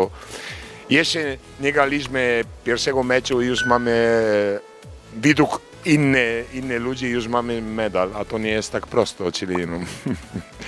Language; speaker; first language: Polish; non-native, fluent; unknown